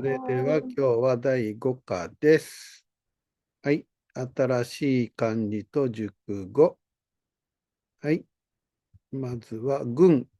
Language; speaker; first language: Japanese; non-native, fluent; Indonesian